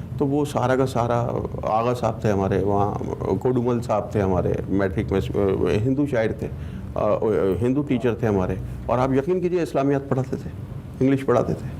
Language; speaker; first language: Urdu; native; Urdu